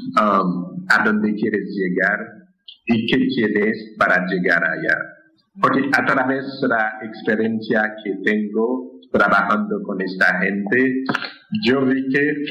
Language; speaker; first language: Spanish; non-native, fluent; Haitian Creole